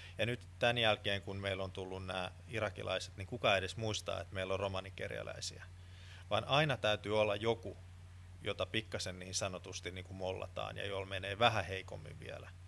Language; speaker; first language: Finnish; non-native, local second language; Swedish